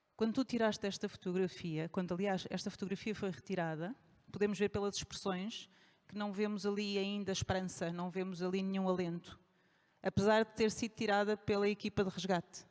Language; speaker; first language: Portuguese; native; Portuguese